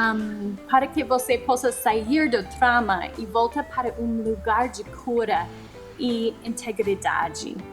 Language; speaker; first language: Portuguese; non-native, fluent; English